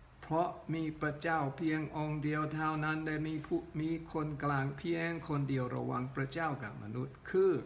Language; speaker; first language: Thai; non-native, local second language; Northeastern Thai